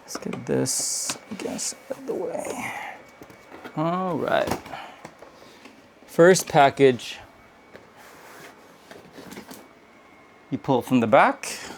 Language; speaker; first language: English; native; English